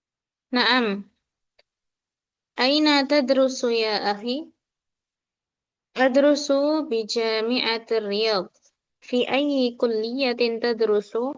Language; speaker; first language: Arabic; non-native, fluent; Indonesian